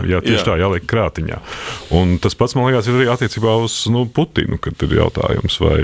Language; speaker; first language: Latvian; native; Latvian